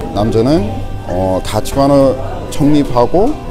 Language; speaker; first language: Korean; non-native, fluent; English